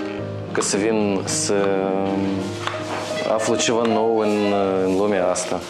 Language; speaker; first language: Romanian; non-native, local second language; Russian